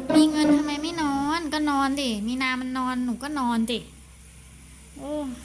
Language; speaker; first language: Thai; native; Thai